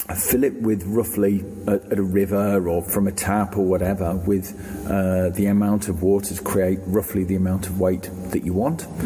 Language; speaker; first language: English; native; English